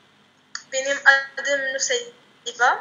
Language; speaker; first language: Turkish; non-native, learner; Arabic